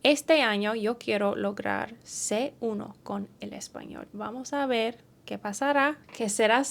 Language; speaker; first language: Spanish; early bilingual, heritage; English